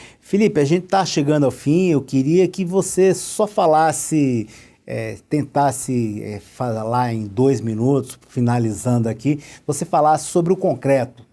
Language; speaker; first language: Portuguese; native; Portuguese